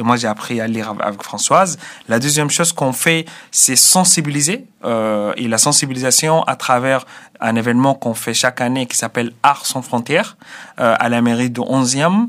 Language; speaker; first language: French; non-native, fluent; Arabic